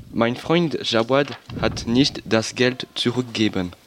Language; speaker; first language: German; non-native, learner; French